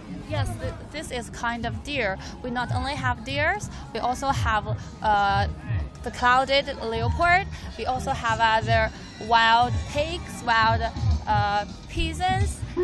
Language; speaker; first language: English; non-native, fluent; Chinese